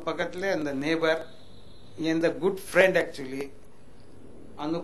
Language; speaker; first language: Tamil; non-native, local second language; Marathi